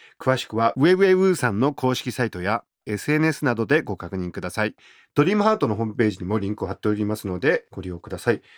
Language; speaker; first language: Japanese; native; Japanese